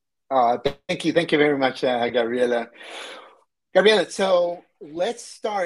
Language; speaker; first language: English; early bilingual, other home language; Spanish